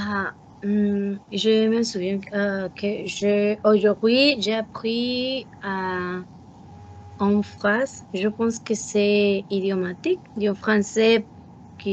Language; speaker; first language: French; non-native, learner; Spanish